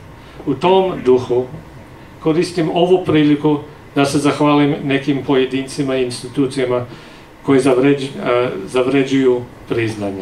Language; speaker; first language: Serbian; non-native, fluent; English